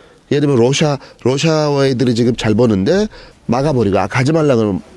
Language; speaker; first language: Korean; non-native, fluent; Turkish